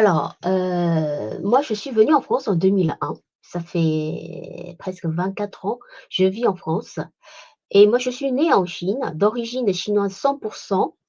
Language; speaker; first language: French; non-native, fluent; Chinese